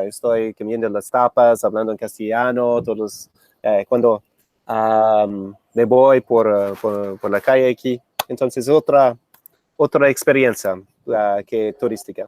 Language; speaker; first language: Spanish; non-native, fluent; English